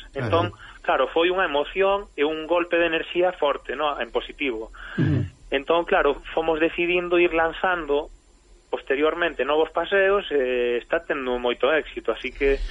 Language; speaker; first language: Galician; native; Galician